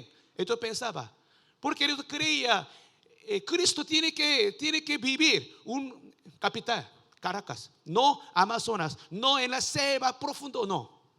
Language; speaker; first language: Spanish; non-native, learner; Korean